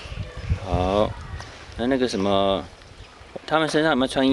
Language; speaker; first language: Chinese; native; Chinese